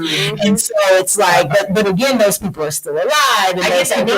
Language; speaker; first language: English; native; English